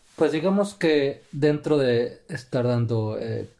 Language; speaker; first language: Spanish; native; Spanish